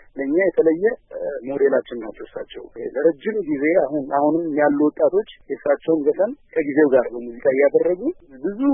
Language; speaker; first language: Amharic; non-native, local second language; Oromo